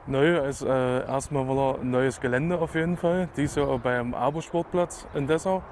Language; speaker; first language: German; native; German